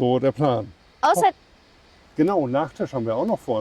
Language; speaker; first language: German; native; German